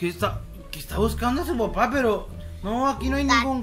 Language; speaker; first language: Spanish; native; Spanish